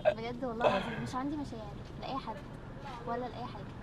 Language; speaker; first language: Arabic; native; Arabic